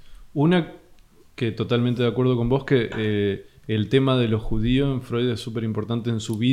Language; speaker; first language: Spanish; native; Spanish